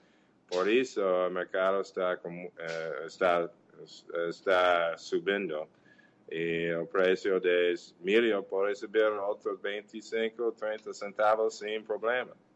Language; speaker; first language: Portuguese; non-native, learner; English